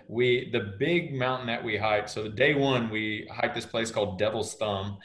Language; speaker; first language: English; native; English